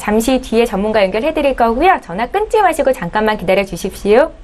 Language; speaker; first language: Korean; native; Korean